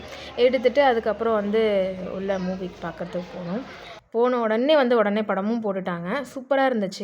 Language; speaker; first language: Tamil; native; Tamil